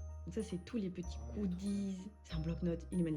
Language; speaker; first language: French; native; French